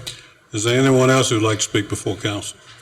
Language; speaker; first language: English; native; English